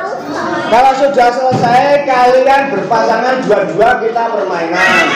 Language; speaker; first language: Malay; non-native, local second language; Javanese